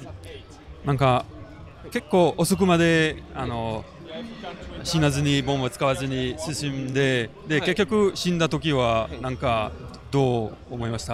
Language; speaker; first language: Japanese; non-native, fluent; French